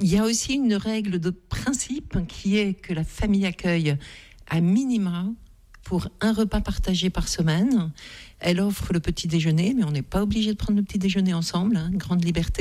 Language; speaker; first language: French; native; French